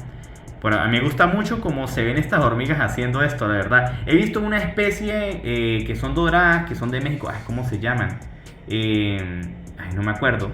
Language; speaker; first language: Spanish; native; Spanish